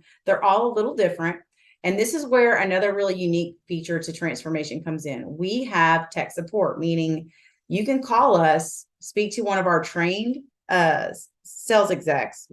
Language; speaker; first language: English; native; English